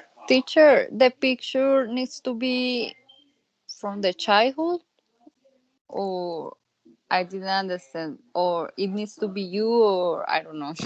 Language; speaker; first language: English; non-native, learner; Spanish